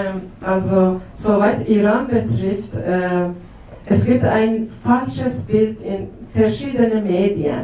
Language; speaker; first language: German; non-native, fluent; Persian